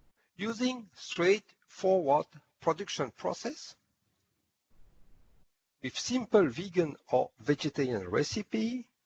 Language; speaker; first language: English; non-native, fluent; French